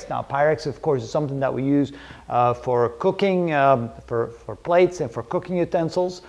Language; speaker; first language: English; non-native, fluent; Dutch